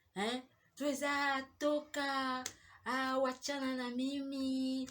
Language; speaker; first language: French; non-native, local second language; Lingala